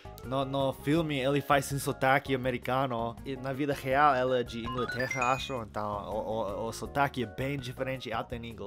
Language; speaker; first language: Portuguese; non-native, fluent; English